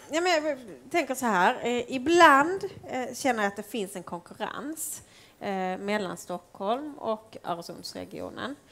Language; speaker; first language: Swedish; native; Swedish